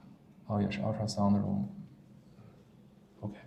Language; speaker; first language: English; non-native, learner; Chinese